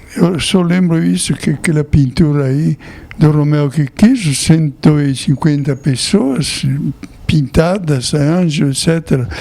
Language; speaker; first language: Portuguese; non-native, fluent; Italian